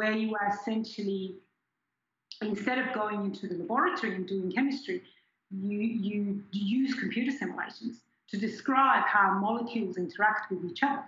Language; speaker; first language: English; non-native, fluent; German